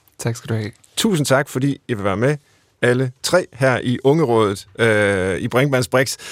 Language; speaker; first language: Danish; native; Danish